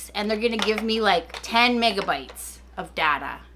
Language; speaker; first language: English; native; English